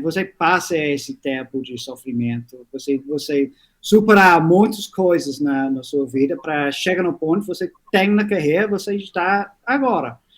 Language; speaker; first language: Portuguese; non-native, learner; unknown